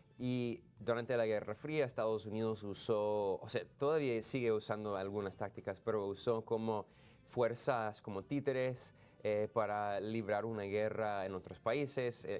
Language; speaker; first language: Spanish; non-native, fluent; English